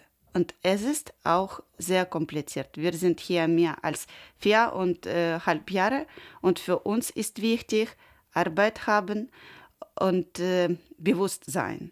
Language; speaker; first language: German; non-native, learner; Ukrainian